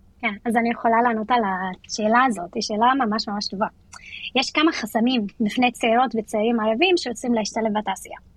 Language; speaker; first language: Hebrew; non-native, local second language; Arabic